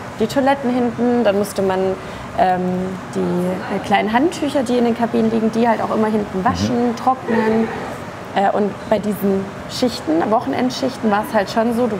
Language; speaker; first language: German; early bilingual, other home language; Polish